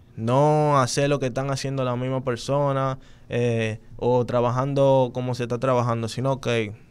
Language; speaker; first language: Spanish; native; Spanish